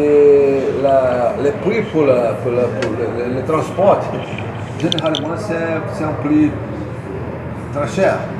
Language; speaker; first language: French; non-native, fluent; Portuguese